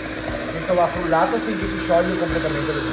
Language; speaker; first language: Italian; native; Italian